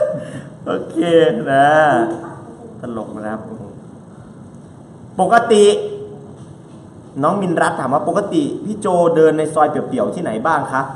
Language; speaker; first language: Thai; native; Thai